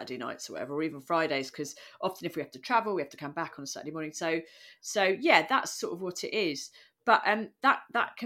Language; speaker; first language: English; native; English